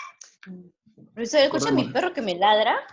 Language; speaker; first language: Spanish; native; Spanish